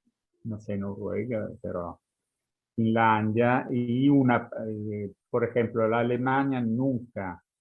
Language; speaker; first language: Spanish; non-native, fluent; Italian